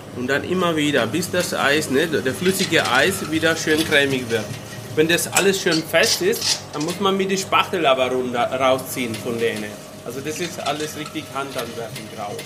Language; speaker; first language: German; non-native, fluent; Italian